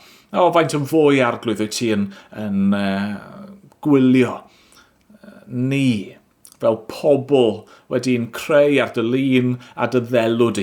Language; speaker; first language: Welsh; native; Welsh